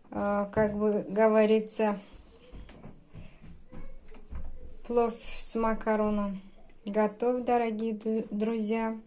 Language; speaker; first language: Russian; non-native, local second language; Tajik